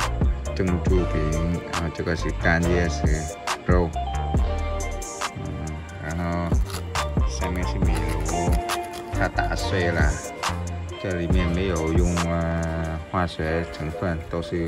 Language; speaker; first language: Chinese; non-native, learner; Vietnamese